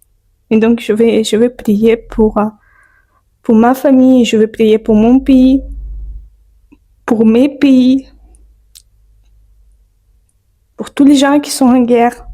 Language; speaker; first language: French; non-native, fluent; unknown